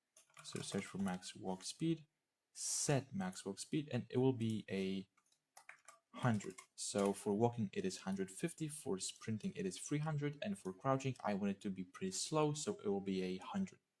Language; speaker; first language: English; non-native, fluent; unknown